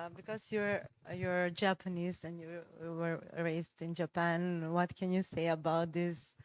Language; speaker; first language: English; non-native, fluent; Macedonian